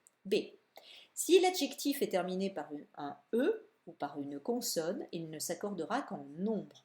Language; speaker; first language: French; native; French